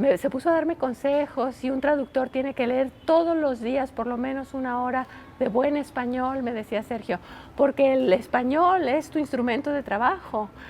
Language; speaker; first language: Spanish; native; Spanish